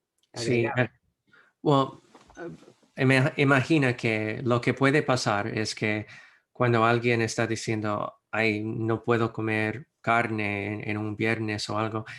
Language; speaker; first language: Spanish; non-native, fluent; English